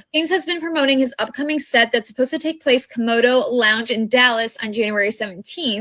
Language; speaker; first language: English; native; English